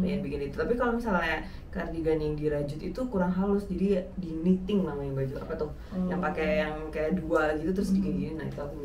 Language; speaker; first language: Indonesian; native; Indonesian